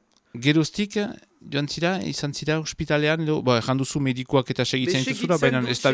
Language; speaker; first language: Basque; native; Basque